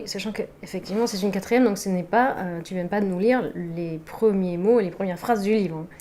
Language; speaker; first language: French; native; French